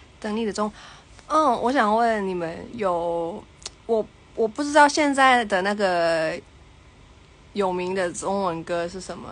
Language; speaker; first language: Chinese; non-native, learner; Thai